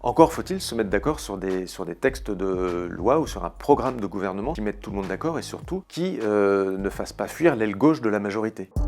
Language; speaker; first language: French; native; French